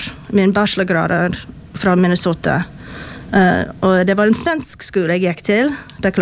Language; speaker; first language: Swedish; non-native, fluent; English